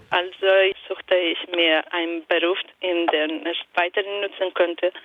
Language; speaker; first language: German; non-native, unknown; Italian